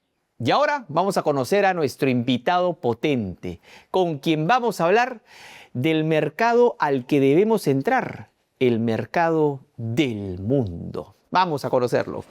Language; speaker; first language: Spanish; native; Spanish